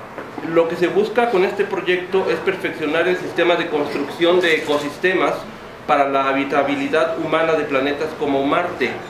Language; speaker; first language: Spanish; native; Spanish